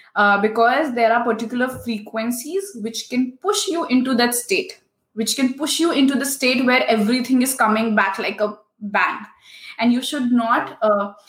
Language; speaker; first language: English; non-native, local second language; Hindi